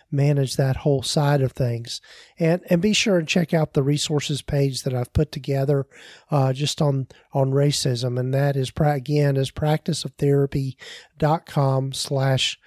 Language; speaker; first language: English; native; English